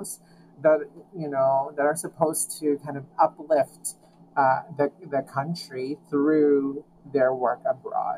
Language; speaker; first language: English; non-native, local second language; Filipino